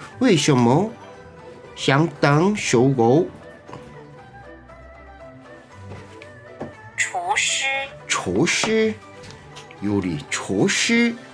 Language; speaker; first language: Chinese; non-native, learner; Korean